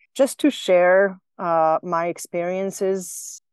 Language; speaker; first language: English; non-native, fluent; Slovenian